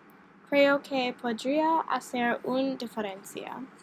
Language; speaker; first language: Spanish; non-native, learner; English